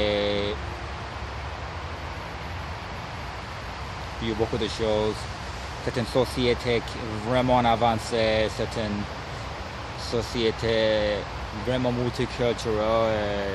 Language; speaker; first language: French; non-native, learner; English